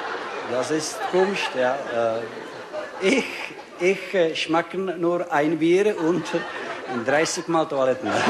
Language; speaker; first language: German; non-native, learner; Czech